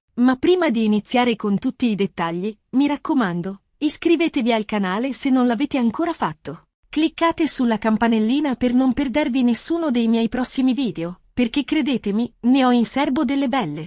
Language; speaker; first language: Italian; native; Italian